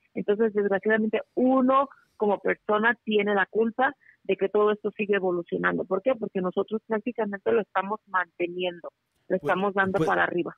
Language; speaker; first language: Spanish; native; Spanish